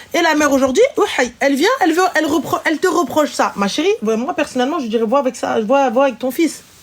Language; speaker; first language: French; early bilingual, other home language; Arabic